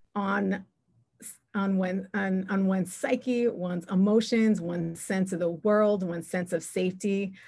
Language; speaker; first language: English; native; English